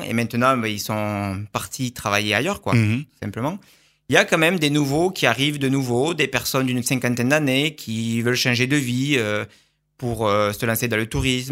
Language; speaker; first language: French; native; French